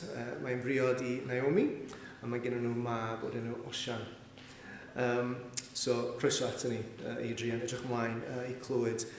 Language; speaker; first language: Welsh; native; Welsh